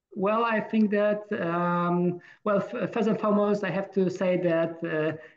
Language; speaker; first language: English; non-native, fluent; Polish